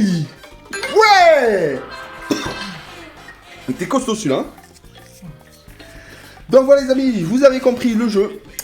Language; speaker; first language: French; native; French